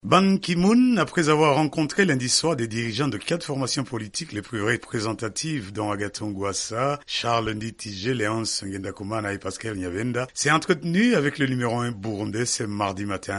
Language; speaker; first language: French; non-native, local second language; Rundi